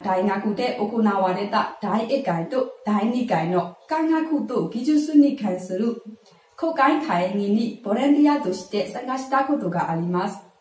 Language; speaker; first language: Japanese; non-native, learner; Burmese